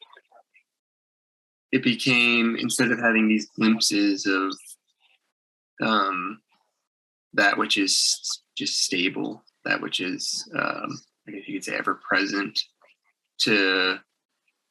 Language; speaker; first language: English; native; English